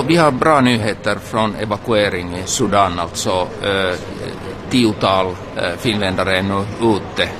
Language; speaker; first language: Swedish; non-native, local second language; Finnish